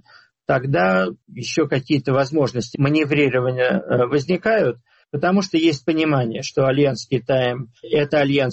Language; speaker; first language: Russian; native; Russian